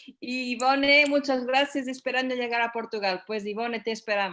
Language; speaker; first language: Spanish; non-native, fluent; Portuguese